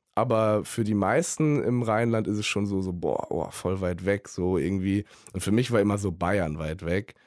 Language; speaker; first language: German; native; German